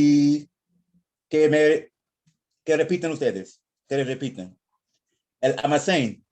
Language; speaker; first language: Spanish; non-native, learner; English